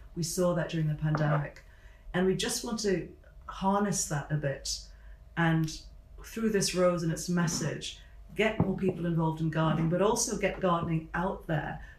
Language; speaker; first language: English; native; English